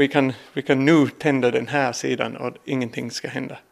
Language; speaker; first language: Swedish; non-native, learner; English